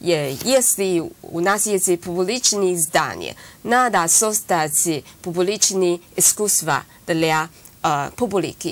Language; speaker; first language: Russian; non-native, learner; Chinese